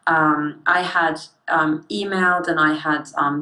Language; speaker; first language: English; early bilingual, other home language; German